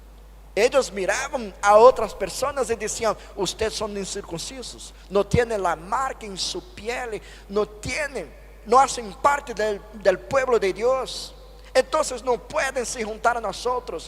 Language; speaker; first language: Spanish; non-native, fluent; Portuguese